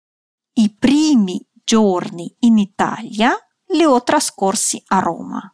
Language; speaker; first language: Italian; non-native, fluent; Russian